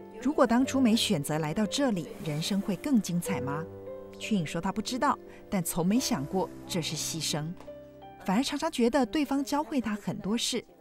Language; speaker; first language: Chinese; native; Chinese